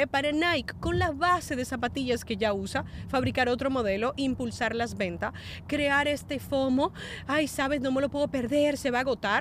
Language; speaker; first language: Spanish; native; Spanish